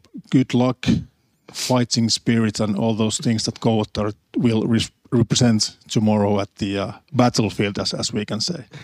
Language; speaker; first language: English; non-native, fluent; Finnish